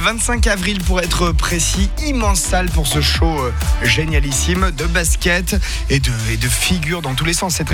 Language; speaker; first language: French; native; French